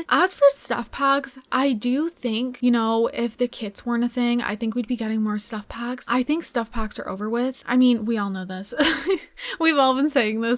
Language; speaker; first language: English; native; English